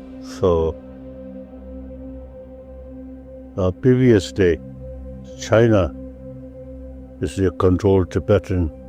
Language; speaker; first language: English; non-native, learner; Tibetan